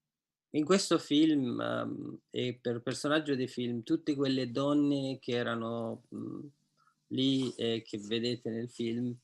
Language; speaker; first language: Italian; non-native, fluent; Persian